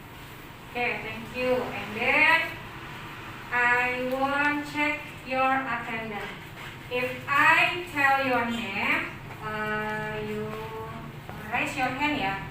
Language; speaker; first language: English; non-native, learner; Indonesian